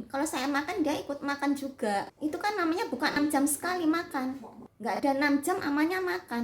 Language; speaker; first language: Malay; non-native, local second language; Javanese